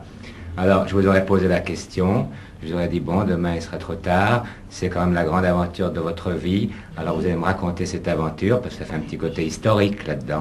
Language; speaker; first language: French; native; French